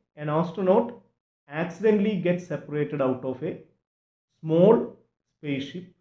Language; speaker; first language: English; non-native, local second language; Malayalam